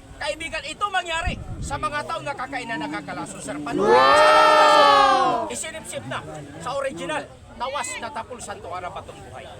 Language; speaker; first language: Filipino; non-native, local second language; Cebuano